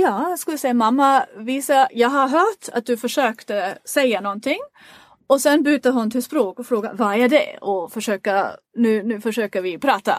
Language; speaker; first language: Swedish; non-native, fluent; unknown